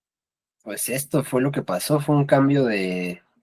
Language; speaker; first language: Spanish; native; Spanish